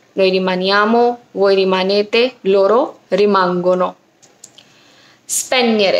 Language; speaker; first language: Italian; non-native, fluent; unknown